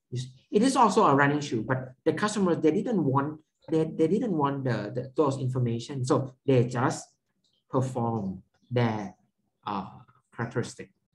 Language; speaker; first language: English; non-native, fluent; Thai